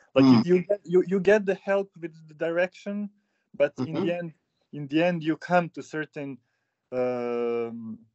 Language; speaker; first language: English; non-native, fluent; Serbian